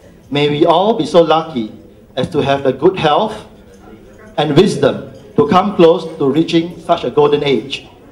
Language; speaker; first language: English; non-native, local second language; Min Nan Chinese